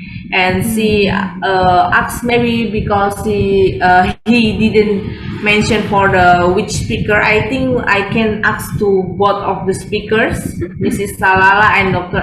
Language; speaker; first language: English; non-native, fluent; Indonesian